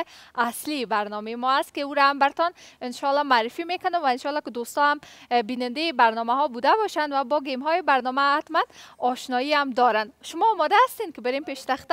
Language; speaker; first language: Persian; native; Persian